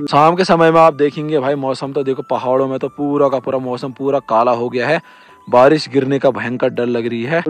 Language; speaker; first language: Hindi; non-native, local second language; Garhwali